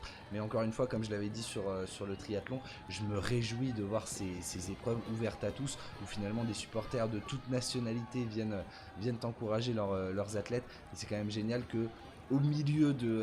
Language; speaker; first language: French; native; French